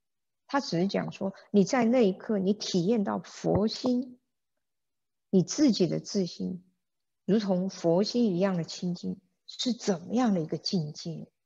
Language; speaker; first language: Chinese; native; Chinese